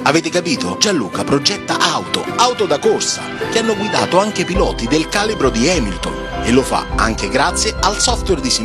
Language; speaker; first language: Italian; native; Italian